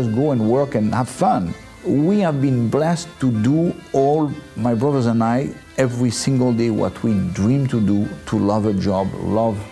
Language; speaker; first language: English; non-native, fluent; French